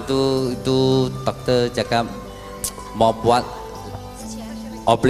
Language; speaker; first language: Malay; non-native, local second language; Chinese